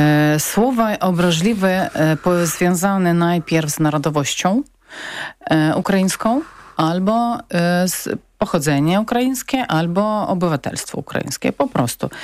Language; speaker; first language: Polish; non-native, learner; Ukrainian